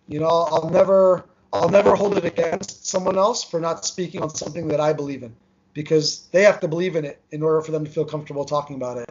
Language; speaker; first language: English; early bilingual, other home language; Armenian